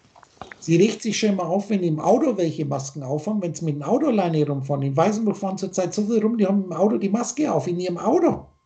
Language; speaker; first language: German; native; German